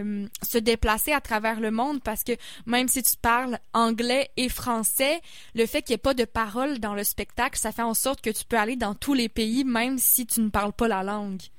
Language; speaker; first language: French; native; French